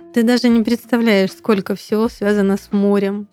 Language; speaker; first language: Russian; native; Russian